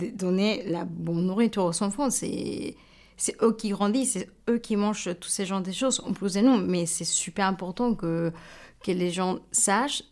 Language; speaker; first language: French; non-native, fluent; Spanish